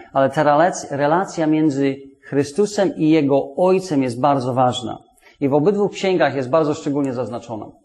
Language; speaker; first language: Polish; non-native, fluent; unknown